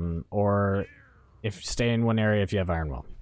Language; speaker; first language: English; native; English